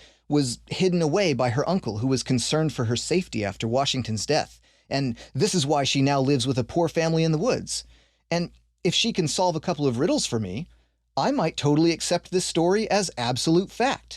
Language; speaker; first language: English; native; English